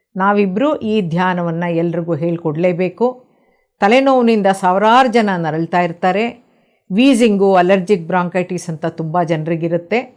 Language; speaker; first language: Kannada; non-native, local second language; Telugu